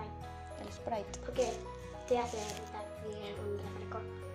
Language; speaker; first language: Spanish; early bilingual, heritage; Spanish